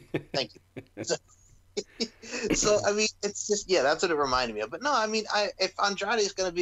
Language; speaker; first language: English; native; English